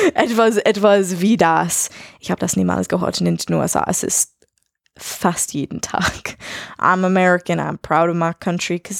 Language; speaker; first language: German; non-native, learner; English